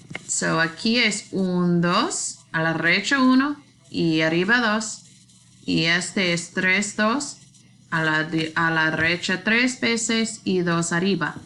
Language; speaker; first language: Spanish; non-native, learner; English